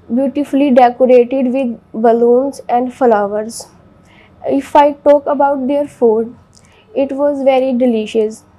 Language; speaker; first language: English; non-native, local second language; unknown